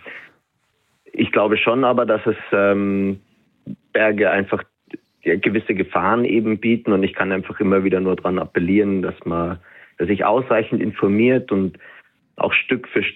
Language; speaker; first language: German; native; German